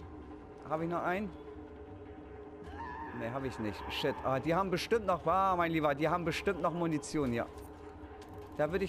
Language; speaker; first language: German; native; German